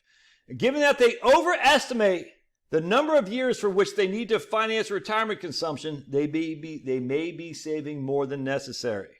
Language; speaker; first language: English; native; English